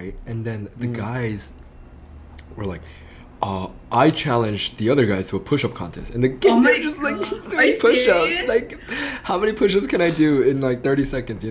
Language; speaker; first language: English; native; English